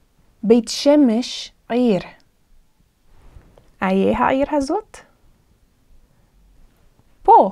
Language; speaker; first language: Hebrew; non-native, fluent; English